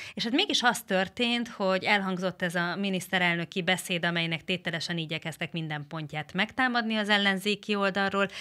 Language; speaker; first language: Hungarian; native; Hungarian